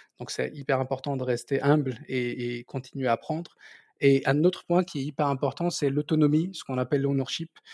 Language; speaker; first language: French; non-native, local second language; Berber languages